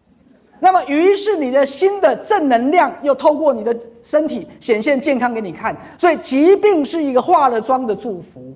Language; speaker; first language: Chinese; native; Chinese